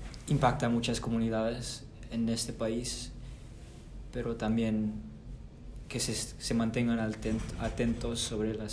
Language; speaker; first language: Spanish; early bilingual, heritage; Spanish